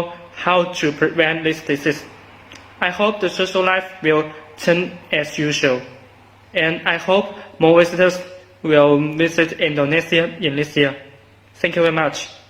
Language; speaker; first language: English; non-native, learner; Chinese